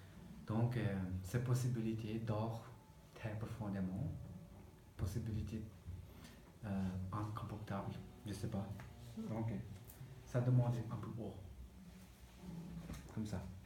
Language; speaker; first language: French; non-native, learner; Tibetan